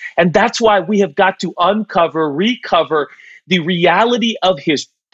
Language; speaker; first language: English; native; English